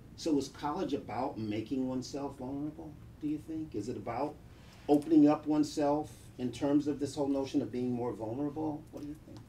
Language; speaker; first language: English; native; English